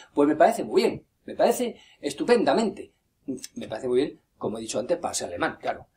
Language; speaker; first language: Spanish; native; Spanish